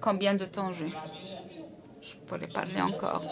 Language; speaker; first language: French; non-native, local second language; Arabic